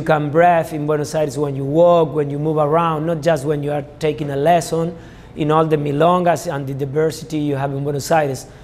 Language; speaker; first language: English; non-native, fluent; Spanish